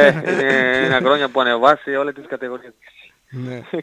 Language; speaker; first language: Greek; non-native, fluent; Spanish